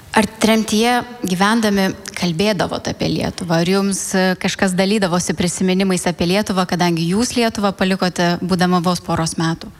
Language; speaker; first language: Lithuanian; native; Lithuanian